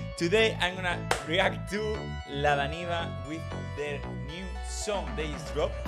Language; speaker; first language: English; non-native, fluent; Spanish